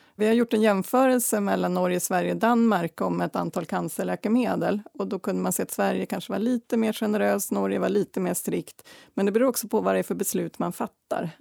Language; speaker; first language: Swedish; native; Swedish